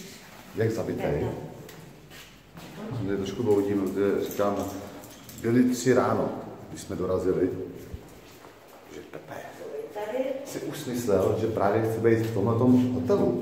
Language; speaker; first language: Czech; native; Czech